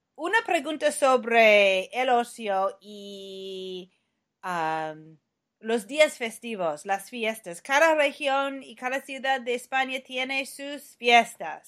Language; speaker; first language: Spanish; non-native, fluent; English